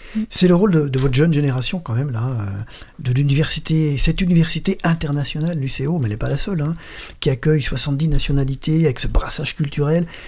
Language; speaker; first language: French; native; French